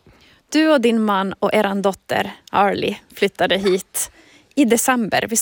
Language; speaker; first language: Swedish; non-native, local second language; Finnish